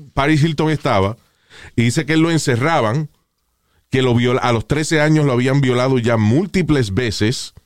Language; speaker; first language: Spanish; native; Spanish